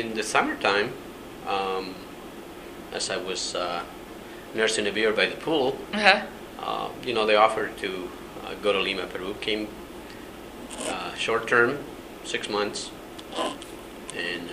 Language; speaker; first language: English; non-native, fluent; Spanish